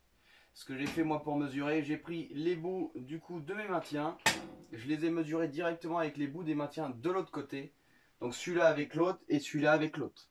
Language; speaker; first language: French; native; French